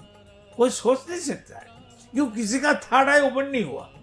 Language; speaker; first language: Hindi; non-native, local second language; Bangla